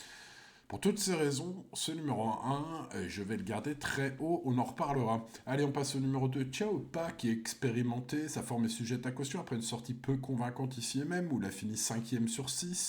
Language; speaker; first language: French; native; French